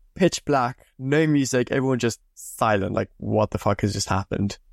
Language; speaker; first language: English; native; English